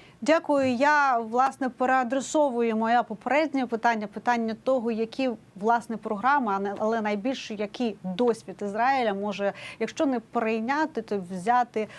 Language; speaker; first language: Ukrainian; native; Ukrainian